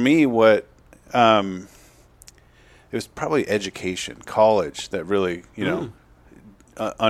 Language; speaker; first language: English; native; English